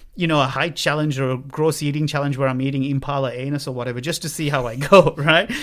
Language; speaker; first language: English; non-native, local second language; Sinhala